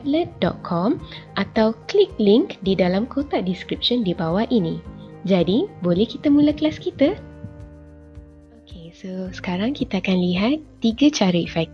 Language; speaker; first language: Malay; native; Malay